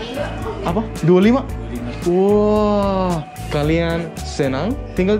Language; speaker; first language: Indonesian; non-native, learner; Danish